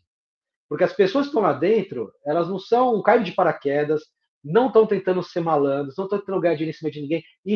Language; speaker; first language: Portuguese; native; Portuguese